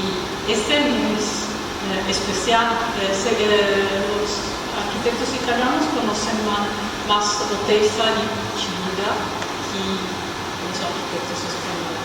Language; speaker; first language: Spanish; non-native, fluent; Italian